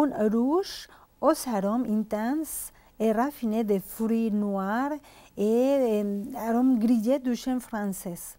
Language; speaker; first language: French; non-native, fluent; Spanish